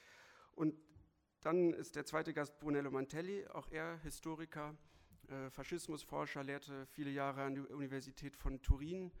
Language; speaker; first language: German; native; German